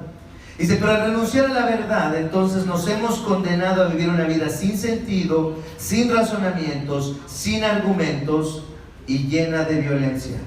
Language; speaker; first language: Spanish; native; Spanish